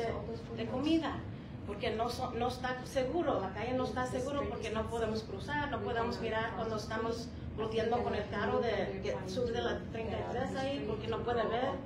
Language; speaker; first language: Spanish; early bilingual, heritage; Spanish